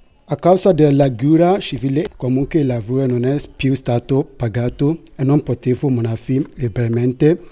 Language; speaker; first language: Italian; non-native, learner; Yoruba